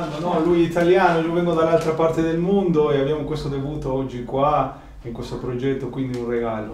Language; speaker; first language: Italian; non-native, fluent; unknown